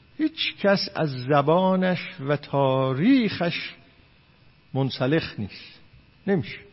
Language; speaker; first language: Persian; non-native, local second language; Azerbaijani